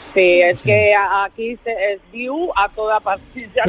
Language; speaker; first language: Catalan; non-native, local second language; Spanish